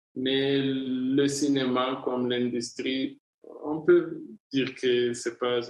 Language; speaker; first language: French; non-native, local second language; Kinyarwanda